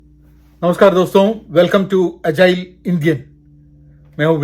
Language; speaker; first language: Hindi; non-native, local second language; Malayalam